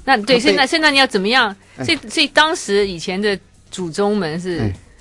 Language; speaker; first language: Chinese; native; Chinese